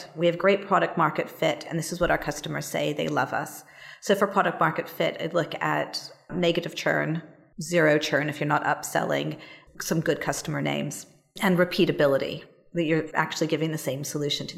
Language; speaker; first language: English; native; English